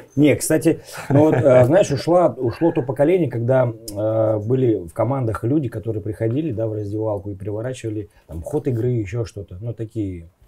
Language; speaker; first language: Russian; native; Russian